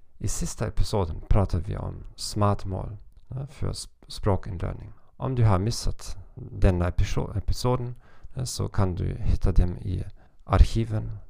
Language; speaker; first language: Swedish; non-native, learner; German